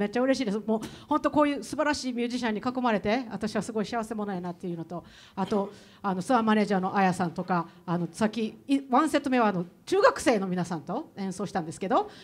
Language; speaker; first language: Japanese; native; Japanese